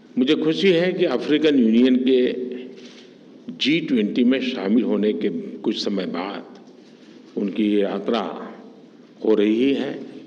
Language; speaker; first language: Hindi; non-native, local second language; Gujarati